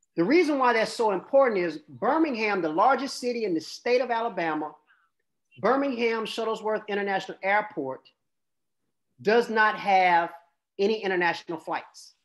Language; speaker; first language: English; native; English